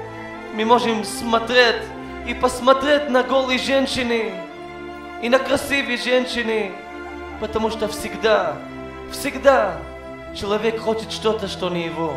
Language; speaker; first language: Russian; non-native, learner; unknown